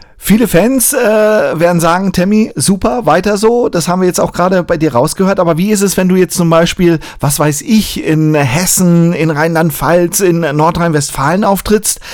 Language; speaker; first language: German; native; German